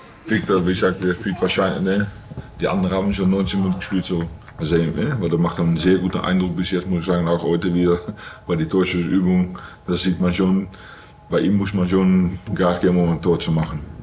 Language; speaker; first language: German; native; German